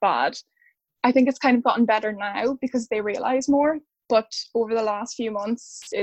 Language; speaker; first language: English; native; English